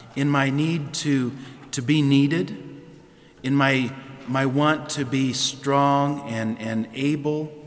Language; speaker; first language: English; native; English